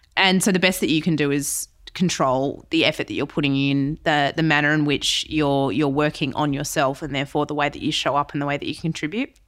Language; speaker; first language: English; native; English